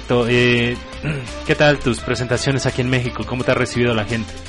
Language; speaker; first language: Spanish; native; Spanish